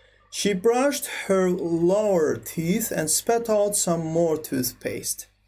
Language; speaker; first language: English; non-native, fluent; Azerbaijani